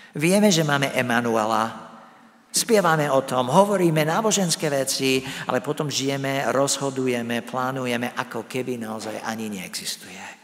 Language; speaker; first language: Slovak; non-native, fluent; English